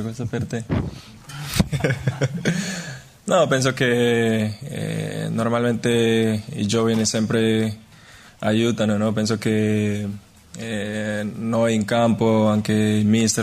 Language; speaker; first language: Italian; non-native, fluent; Spanish